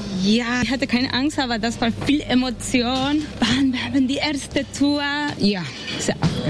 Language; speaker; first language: German; non-native, learner; Spanish